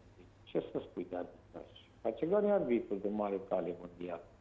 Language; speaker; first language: Romanian; native; Romanian